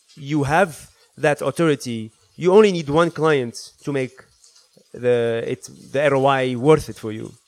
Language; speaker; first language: English; early bilingual, other home language; Arabic